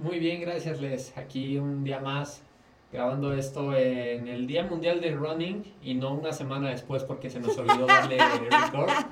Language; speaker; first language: Spanish; native; Spanish